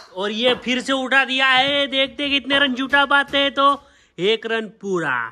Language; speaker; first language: Hindi; non-native, local second language; Marathi